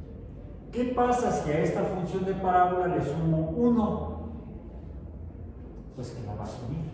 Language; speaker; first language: Spanish; native; Spanish